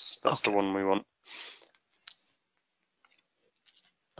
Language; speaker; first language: English; native; English